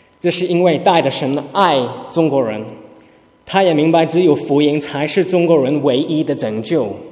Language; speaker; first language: Chinese; early bilingual, heritage; Chinese